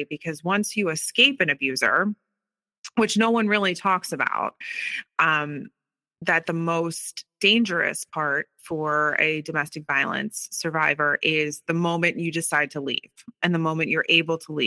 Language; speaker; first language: English; native; English